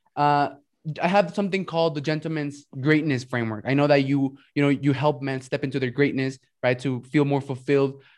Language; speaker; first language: English; early bilingual, other home language; Spanish